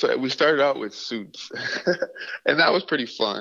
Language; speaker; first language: English; native; English